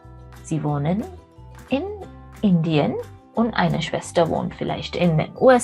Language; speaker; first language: German; non-native, fluent; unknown